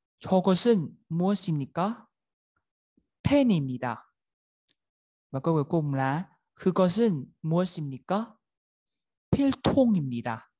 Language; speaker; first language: Korean; non-native, fluent; Vietnamese